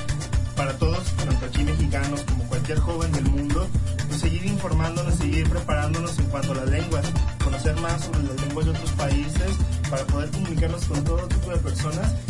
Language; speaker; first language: Spanish; native; Spanish